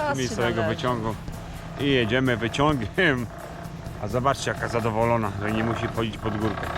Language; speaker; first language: Polish; native; Polish